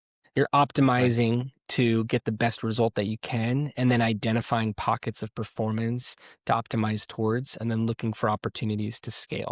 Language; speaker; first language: English; native; English